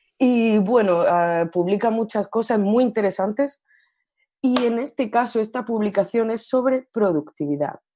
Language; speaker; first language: Spanish; native; Spanish